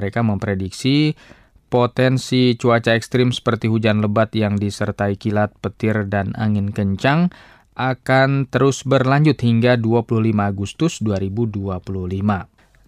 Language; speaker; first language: Indonesian; native; Indonesian